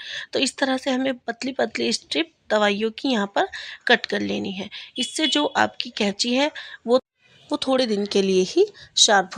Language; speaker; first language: Hindi; native; Hindi